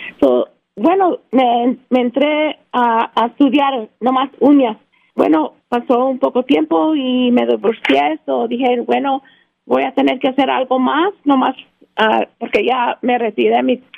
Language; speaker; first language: Spanish; early bilingual, heritage; Spanish